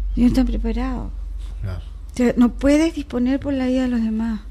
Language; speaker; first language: Spanish; native; Spanish